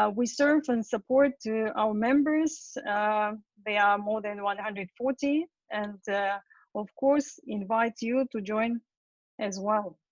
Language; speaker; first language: English; non-native, fluent; Russian